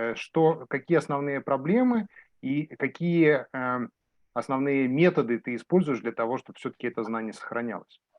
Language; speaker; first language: Russian; native; Russian